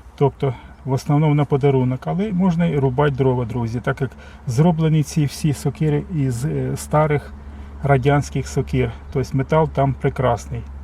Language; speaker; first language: Ukrainian; native; Ukrainian